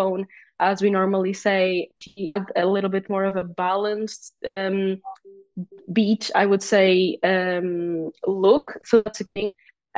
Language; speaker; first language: English; non-native, fluent; Portuguese